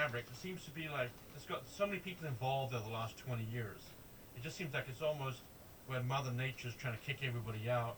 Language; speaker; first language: English; native; English